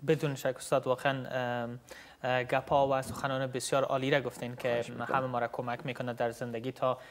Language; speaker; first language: Persian; native; Persian